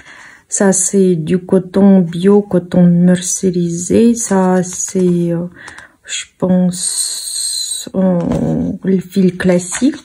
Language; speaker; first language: French; non-native, fluent; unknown